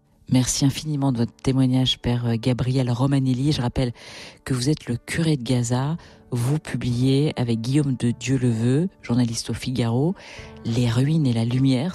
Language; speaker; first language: French; native; French